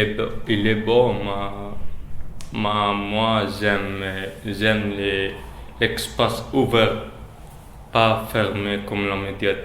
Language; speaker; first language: French; non-native, learner; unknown